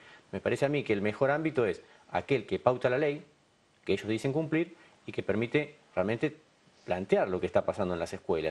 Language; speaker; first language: Spanish; native; Spanish